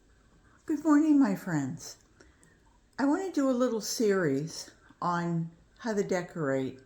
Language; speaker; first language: English; native; English